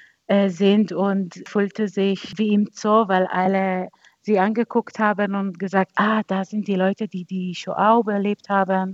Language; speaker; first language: German; non-native, fluent; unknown